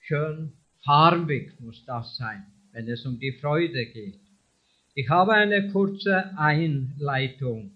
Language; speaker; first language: German; non-native, fluent; English